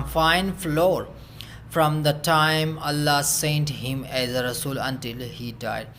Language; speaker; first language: English; non-native, local second language; Urdu